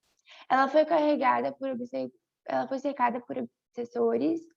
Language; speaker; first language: Portuguese; native; Portuguese